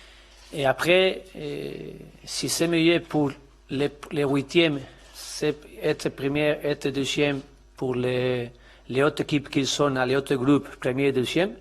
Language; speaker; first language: French; non-native, learner; Spanish